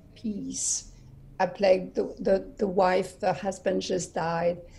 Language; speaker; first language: English; non-native, fluent; French